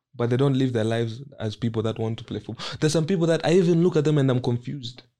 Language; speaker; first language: English; non-native, local second language; Nyanja